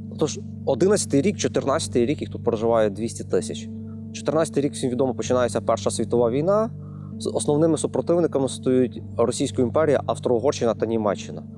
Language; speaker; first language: Ukrainian; native; Ukrainian